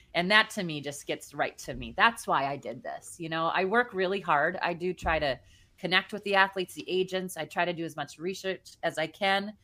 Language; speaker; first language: English; native; English